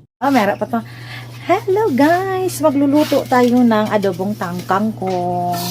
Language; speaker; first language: Filipino; native; Filipino